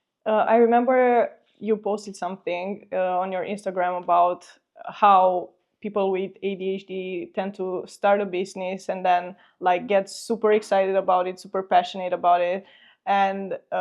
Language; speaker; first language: English; non-native, fluent; Romanian